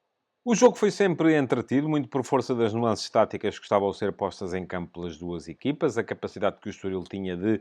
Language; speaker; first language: Portuguese; native; Portuguese